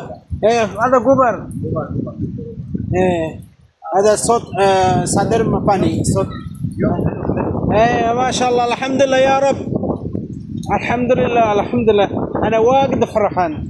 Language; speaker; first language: Arabic; non-native, learner; Bangla